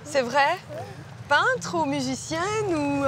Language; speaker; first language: French; native; French